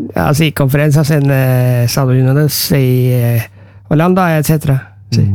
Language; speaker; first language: Spanish; non-native, learner; Norwegian